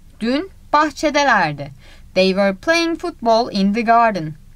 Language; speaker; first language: English; non-native, fluent; Turkish